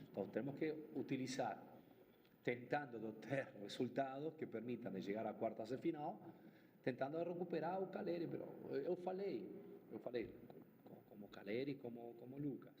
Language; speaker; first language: Portuguese; non-native, fluent; Spanish